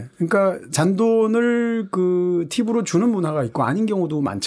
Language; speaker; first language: Korean; native; Korean